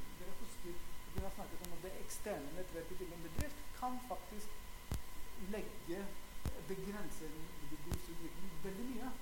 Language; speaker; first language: Norwegian; non-native, fluent; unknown